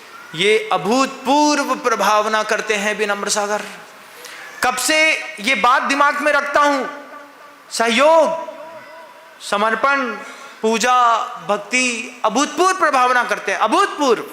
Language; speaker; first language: Hindi; native; Hindi